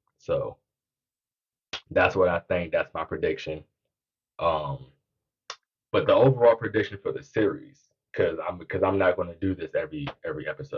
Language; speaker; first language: English; native; English